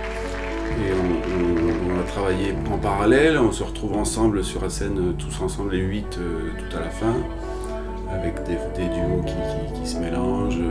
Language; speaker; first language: French; native; French